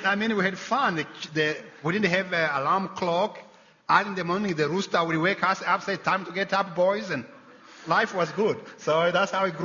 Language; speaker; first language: English; non-native, local second language; Kinyarwanda